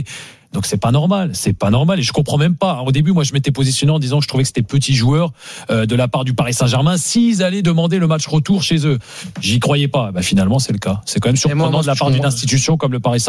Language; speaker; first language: French; native; French